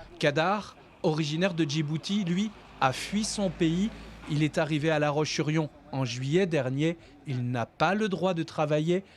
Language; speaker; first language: French; native; French